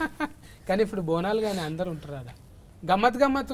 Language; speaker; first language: Telugu; native; Telugu